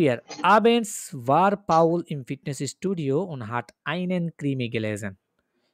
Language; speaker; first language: German; non-native, fluent; Bangla